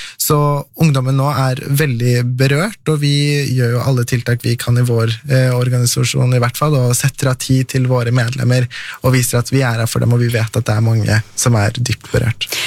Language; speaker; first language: Norwegian; early bilingual, other home language; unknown